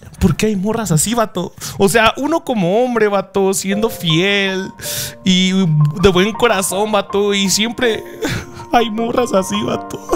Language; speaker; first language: Spanish; early bilingual, other home language; Japanese